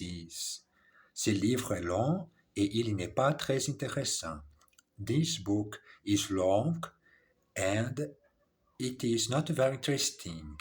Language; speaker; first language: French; non-native, learner; English